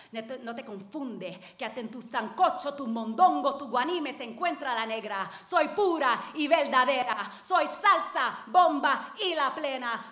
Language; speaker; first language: Spanish; early bilingual, heritage; Spanish